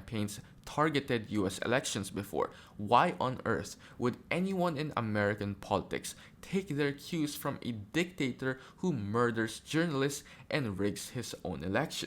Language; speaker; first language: English; native; English